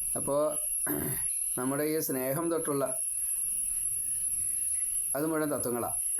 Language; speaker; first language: Malayalam; native; Malayalam